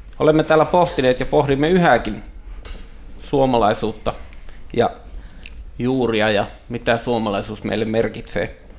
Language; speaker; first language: Finnish; native; Finnish